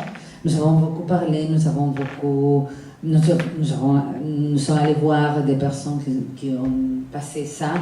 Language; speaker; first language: French; non-native, fluent; Spanish